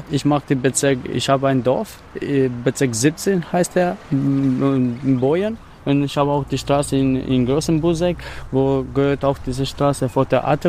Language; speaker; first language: German; non-native, learner; Albanian